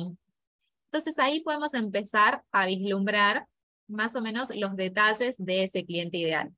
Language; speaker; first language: Spanish; native; Spanish